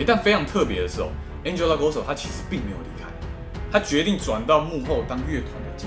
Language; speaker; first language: Chinese; native; Chinese